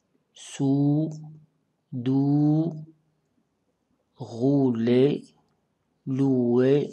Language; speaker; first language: French; non-native, local second language; Arabic